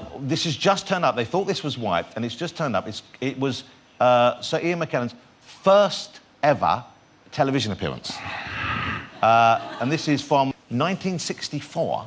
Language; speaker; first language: English; native; English